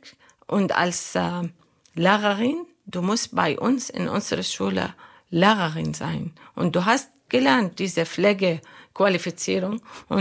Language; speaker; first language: German; non-native, learner; Arabic